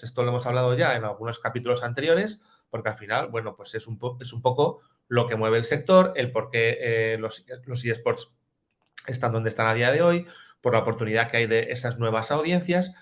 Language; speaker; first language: Spanish; native; Spanish